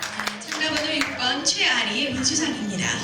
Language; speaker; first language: Korean; native; Korean